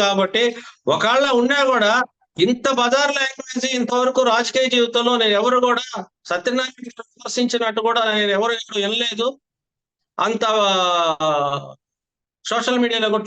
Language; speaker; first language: Telugu; native; Telugu